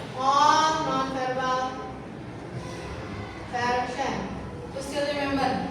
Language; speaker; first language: English; non-native, learner; Indonesian